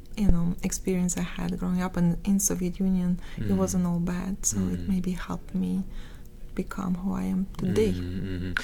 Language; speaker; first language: English; non-native, fluent; Russian